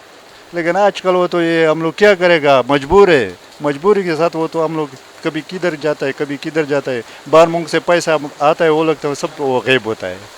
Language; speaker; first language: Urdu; non-native, local second language; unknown